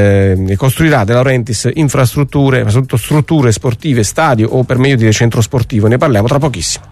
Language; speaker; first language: Italian; native; Italian